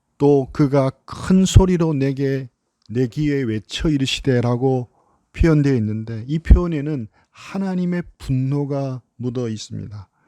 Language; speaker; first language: Korean; native; Korean